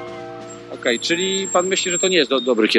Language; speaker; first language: Polish; native; Polish